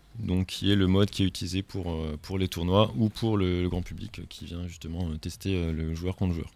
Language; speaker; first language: French; native; French